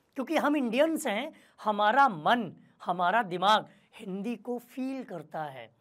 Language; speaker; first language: Hindi; native; Hindi